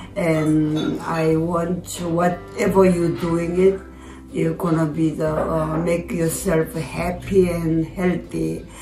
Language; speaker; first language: English; non-native, fluent; Korean